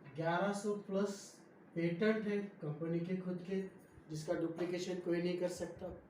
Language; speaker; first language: Hindi; non-native, local second language; Marathi